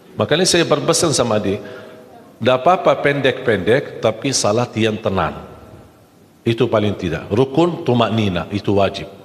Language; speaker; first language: Malay; non-native, fluent; Arabic